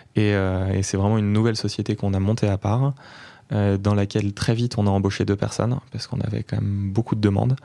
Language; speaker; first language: French; native; French